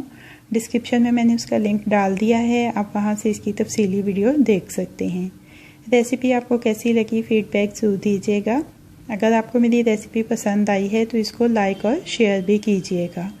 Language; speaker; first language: Urdu; native; Urdu